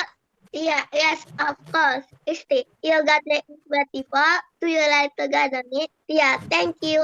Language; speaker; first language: English; non-native, learner; Indonesian